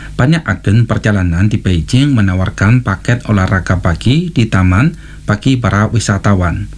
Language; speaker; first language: Malay; non-native, fluent; Chinese